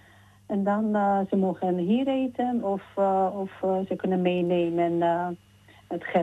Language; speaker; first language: Dutch; non-native, learner; Georgian